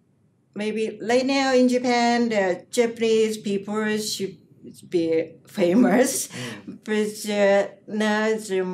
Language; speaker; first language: English; non-native, learner; Japanese